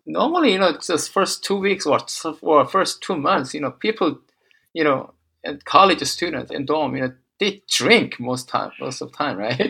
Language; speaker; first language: English; non-native, fluent; Korean